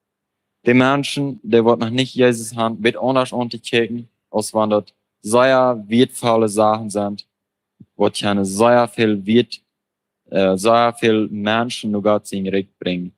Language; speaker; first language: German; non-native, local second language; Plautdietsch